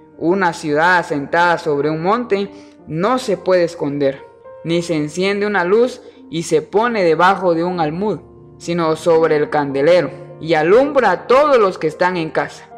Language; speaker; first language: Spanish; native; Spanish